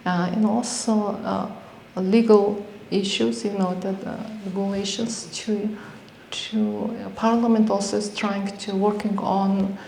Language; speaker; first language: English; non-native, fluent; Mongolian